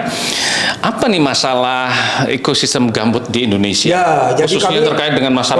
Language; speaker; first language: Indonesian; native; Indonesian